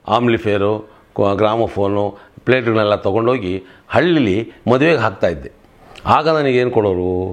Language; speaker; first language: Kannada; native; Kannada